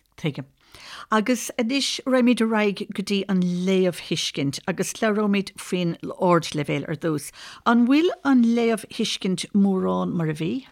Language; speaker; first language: Irish; native; Irish